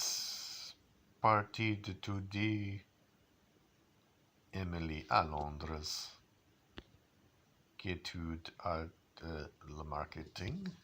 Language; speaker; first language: French; non-native, learner; English